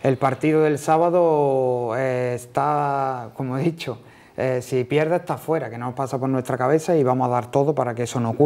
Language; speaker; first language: Spanish; native; Spanish